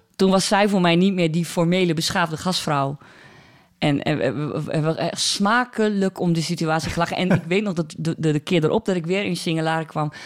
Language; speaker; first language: Dutch; native; Dutch